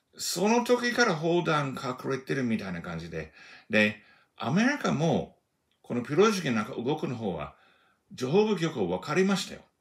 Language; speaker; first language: Japanese; non-native, fluent; English